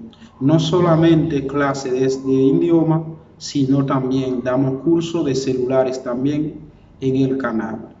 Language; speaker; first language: Spanish; non-native, fluent; Haitian Creole